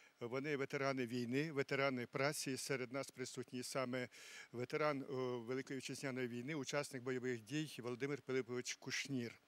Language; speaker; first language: Ukrainian; native; Ukrainian